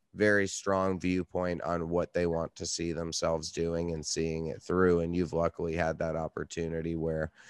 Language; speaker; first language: English; native; English